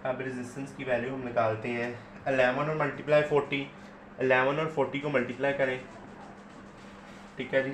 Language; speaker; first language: Hindi; non-native, local second language; Punjabi